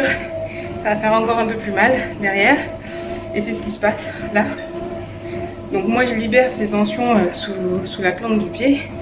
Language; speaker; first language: French; native; French